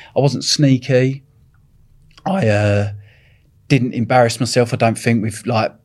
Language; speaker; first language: English; native; English